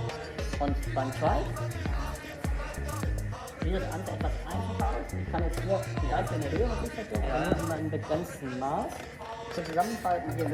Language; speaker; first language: German; native; German